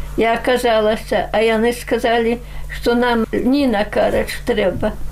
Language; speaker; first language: Belarusian; native; Belarusian